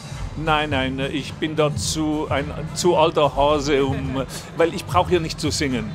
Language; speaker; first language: German; non-native, local second language; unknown